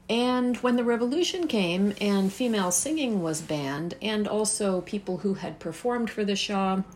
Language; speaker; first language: English; early bilingual, heritage; Persian